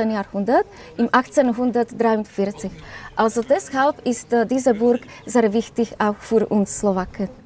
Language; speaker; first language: German; non-native, fluent; Slovak